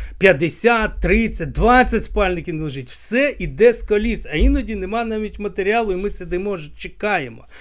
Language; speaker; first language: Ukrainian; native; Ukrainian